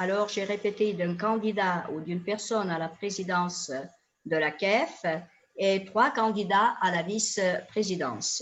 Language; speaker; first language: French; non-native, fluent; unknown